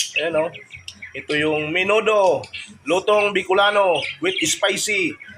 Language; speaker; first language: Filipino; non-native, local second language; Bikol